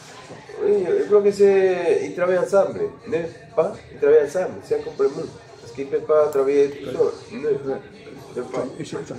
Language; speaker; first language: French; non-native, learner; Spanish